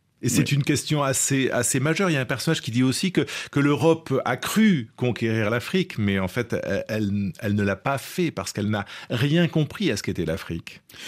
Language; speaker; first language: French; native; French